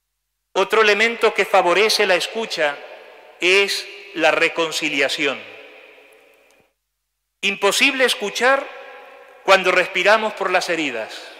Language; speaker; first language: Spanish; native; Spanish